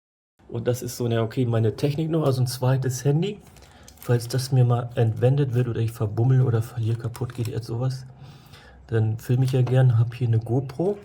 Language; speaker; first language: German; native; German